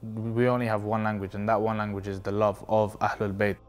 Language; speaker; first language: English; native; English